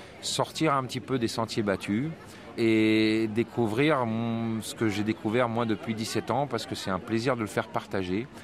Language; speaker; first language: French; native; French